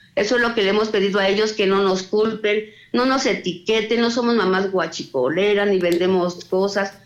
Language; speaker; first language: Spanish; native; Spanish